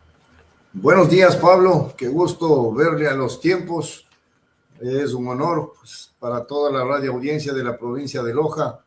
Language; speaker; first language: Spanish; native; Spanish